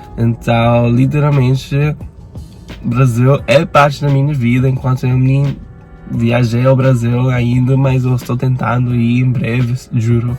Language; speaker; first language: Portuguese; non-native, learner; Spanish